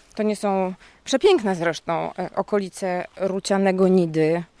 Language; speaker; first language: Polish; native; Polish